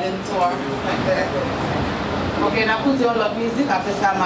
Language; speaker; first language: French; non-native, local second language; Haitian Creole